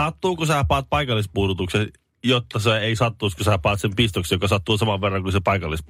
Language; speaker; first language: Finnish; native; Finnish